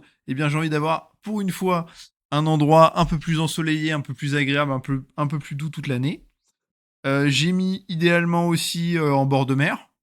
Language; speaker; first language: French; native; French